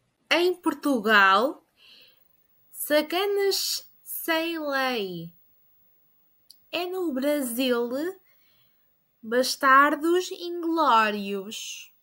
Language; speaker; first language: Portuguese; non-native, learner; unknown